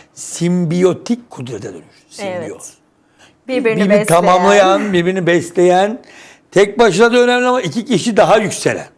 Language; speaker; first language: Turkish; native; Turkish